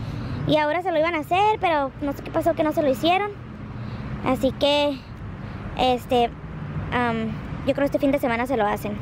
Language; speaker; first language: Spanish; native; Spanish